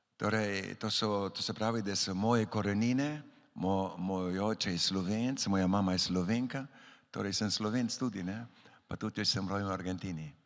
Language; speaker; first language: Slovenian; early bilingual, heritage; Slovenian